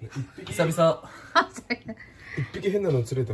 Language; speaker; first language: Japanese; native; Japanese